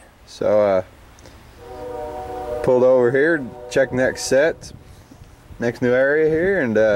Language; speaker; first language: English; native; English